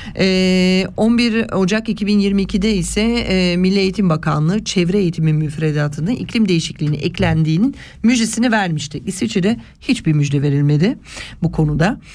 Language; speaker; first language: Turkish; early bilingual, heritage; Turkish